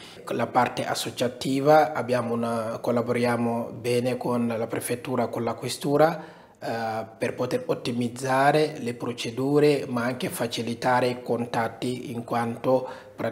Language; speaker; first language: Italian; non-native, fluent; Wolof